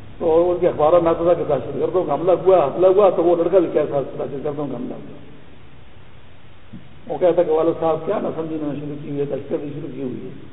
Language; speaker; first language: Urdu; non-native, local second language; Pashto